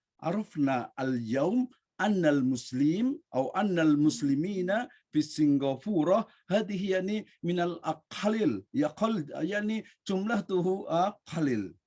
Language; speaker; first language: Arabic; non-native, learner; Indonesian